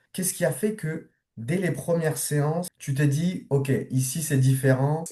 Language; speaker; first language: French; native; French